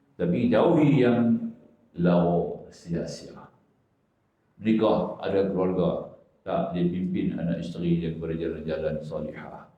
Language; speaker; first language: Malay; native; Malay